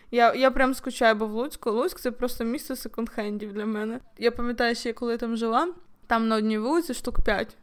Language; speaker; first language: Ukrainian; native; Ukrainian